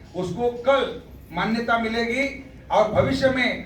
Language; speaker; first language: Hindi; non-native, local second language; Marathi